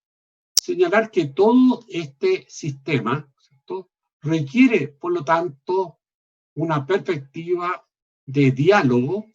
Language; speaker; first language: Spanish; native; Spanish